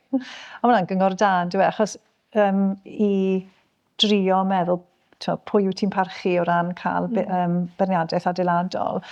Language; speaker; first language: Welsh; native; Welsh